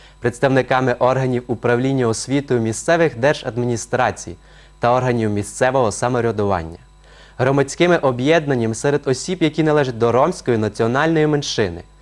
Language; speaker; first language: Ukrainian; non-native, local second language; Romany